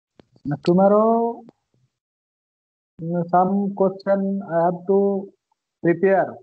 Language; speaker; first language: English; non-native, learner; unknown